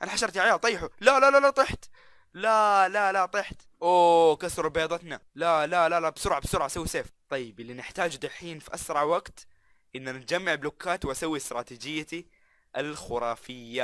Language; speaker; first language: Arabic; native; Arabic